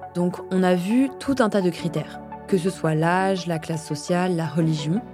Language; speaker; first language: French; native; French